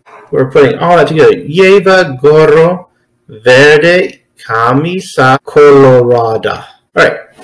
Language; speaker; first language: English; native; English